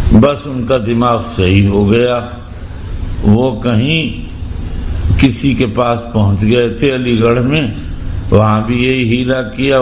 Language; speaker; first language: Urdu; native; Urdu